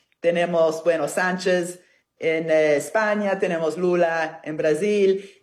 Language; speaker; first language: Spanish; non-native, fluent; Italian